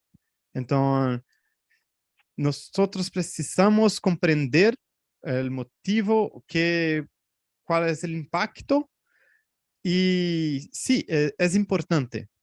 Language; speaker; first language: Spanish; non-native, fluent; Portuguese